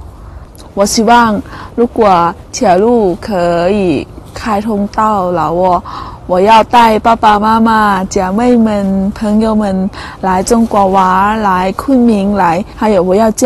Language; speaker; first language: Chinese; non-native, learner; Lao